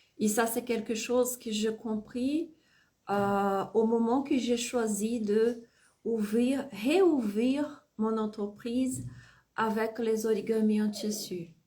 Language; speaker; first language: French; non-native, fluent; Portuguese